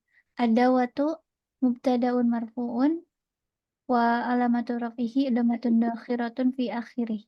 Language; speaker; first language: Arabic; non-native, learner; Indonesian